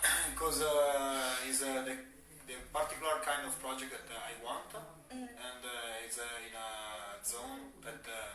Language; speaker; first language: English; non-native, learner; Italian